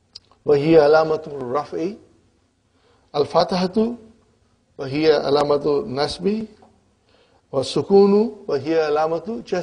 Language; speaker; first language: Arabic; non-native, fluent; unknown